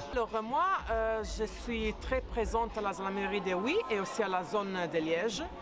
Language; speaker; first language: French; non-native, fluent; Italian